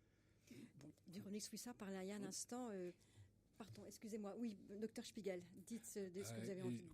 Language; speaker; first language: French; native; French